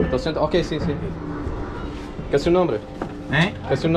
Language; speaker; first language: Spanish; non-native, learner; English